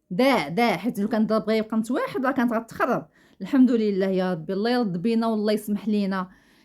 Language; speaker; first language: Arabic; native; Arabic